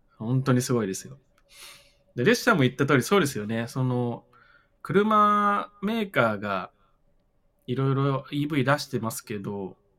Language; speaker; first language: Japanese; native; Japanese